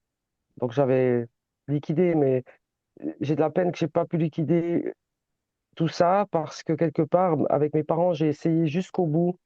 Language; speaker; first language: French; native; French